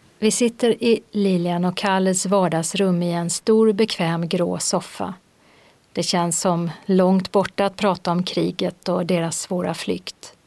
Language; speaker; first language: Swedish; native; Swedish